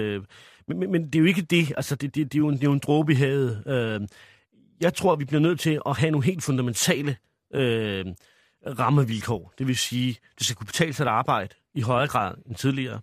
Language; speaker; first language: Danish; early bilingual, other home language; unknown